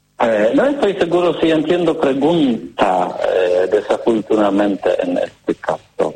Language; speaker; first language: Spanish; non-native, learner; Polish